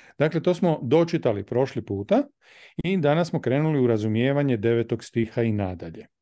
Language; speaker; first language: Croatian; native; Croatian